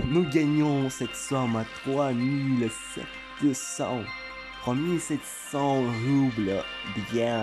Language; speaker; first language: French; non-native, learner; Russian